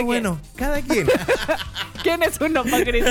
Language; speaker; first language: Spanish; native; Spanish